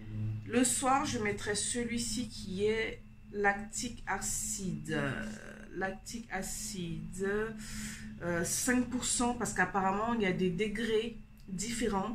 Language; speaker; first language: French; native; French